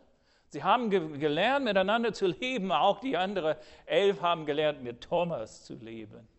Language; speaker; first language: German; non-native, fluent; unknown